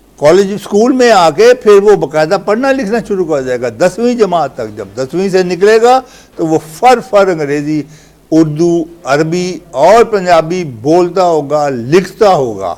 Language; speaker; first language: Urdu; native; Urdu